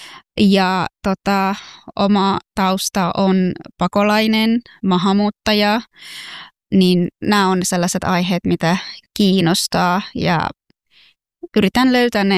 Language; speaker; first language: Finnish; early bilingual, other home language; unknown